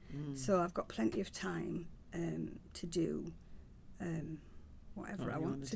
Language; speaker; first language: English; native; English